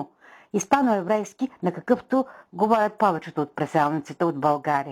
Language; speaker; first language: Bulgarian; native; Bulgarian